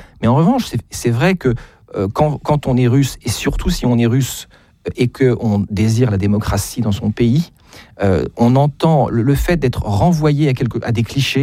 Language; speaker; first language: French; native; French